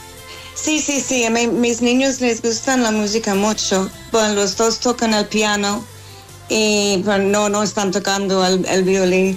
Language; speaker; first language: Spanish; non-native, learner; English